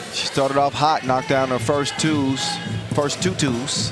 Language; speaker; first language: English; native; English